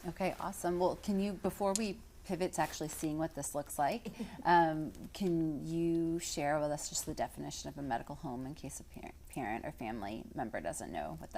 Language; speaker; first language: English; native; English